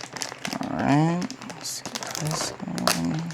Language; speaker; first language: English; native; English